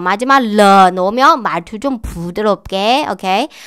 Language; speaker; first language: Korean; non-native, fluent; Chinese